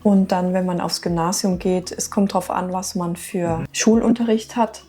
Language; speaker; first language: German; native; German